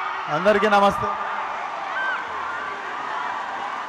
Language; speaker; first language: Telugu; native; Telugu